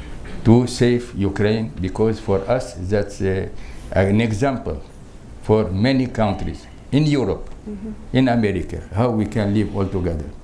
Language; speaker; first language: English; non-native, learner; Crimean Tatar